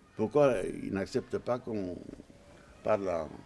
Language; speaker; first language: French; non-native, fluent; Romanian